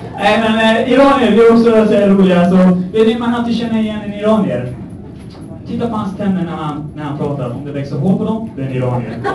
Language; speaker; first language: Swedish; early bilingual, other home language; Persian